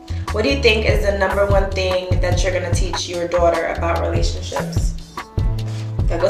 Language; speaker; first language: English; native; English